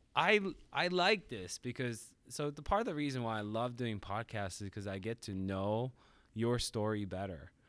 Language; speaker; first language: English; non-native, fluent; Japanese